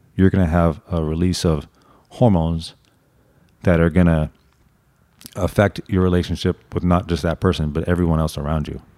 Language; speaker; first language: English; native; English